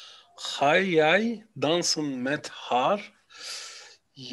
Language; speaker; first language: Dutch; non-native, learner; Turkish